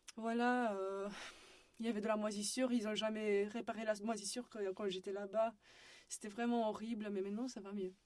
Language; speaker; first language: French; non-native, fluent; Romanian